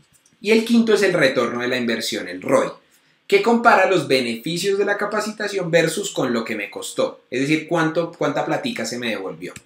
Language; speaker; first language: Spanish; native; Spanish